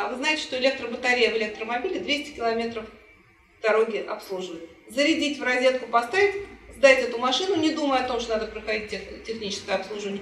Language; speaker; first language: Russian; native; Russian